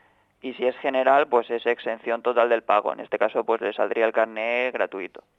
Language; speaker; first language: Spanish; native; Spanish